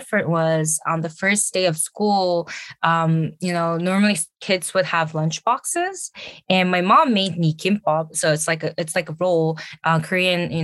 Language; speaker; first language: English; early bilingual, other home language; Korean